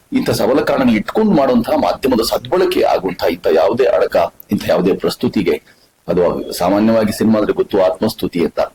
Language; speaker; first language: Kannada; native; Kannada